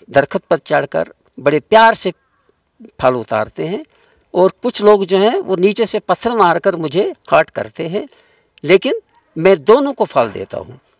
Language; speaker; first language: Hindi; non-native, local second language; Kashmiri